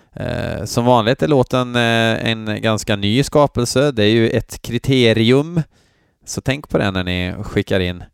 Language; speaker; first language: Swedish; native; Swedish